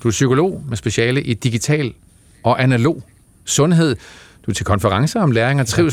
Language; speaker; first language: Danish; native; Danish